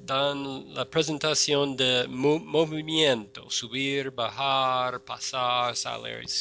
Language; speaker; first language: Spanish; non-native, fluent; English